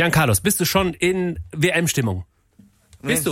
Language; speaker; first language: German; native; German